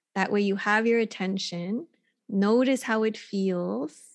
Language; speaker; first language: English; native; English